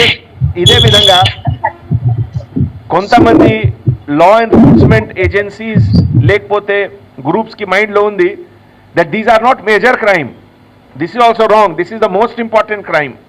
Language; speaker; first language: Telugu; non-native, local second language; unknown